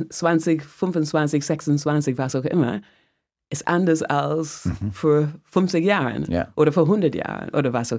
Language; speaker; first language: German; non-native, fluent; English